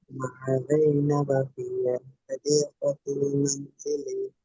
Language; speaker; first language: Arabic; non-native, learner; Bangla